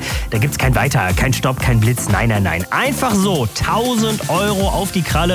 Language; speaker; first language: German; native; German